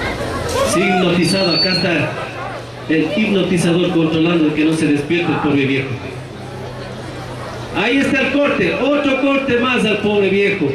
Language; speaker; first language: Spanish; native; Spanish